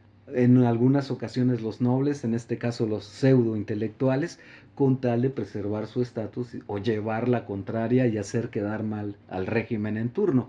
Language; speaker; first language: Spanish; native; Spanish